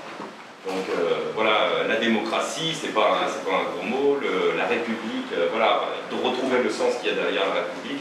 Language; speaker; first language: French; native; French